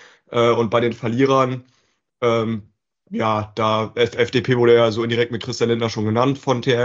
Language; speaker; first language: German; native; German